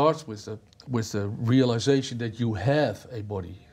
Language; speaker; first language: English; non-native, fluent; Dutch